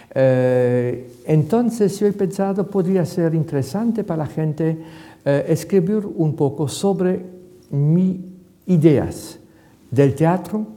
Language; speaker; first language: Spanish; non-native, fluent; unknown